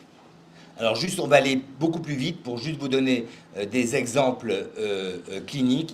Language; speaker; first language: French; native; French